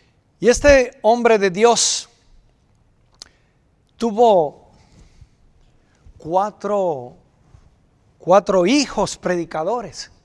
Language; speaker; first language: Spanish; native; Spanish